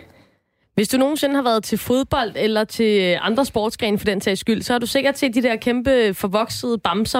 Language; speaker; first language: Danish; native; Danish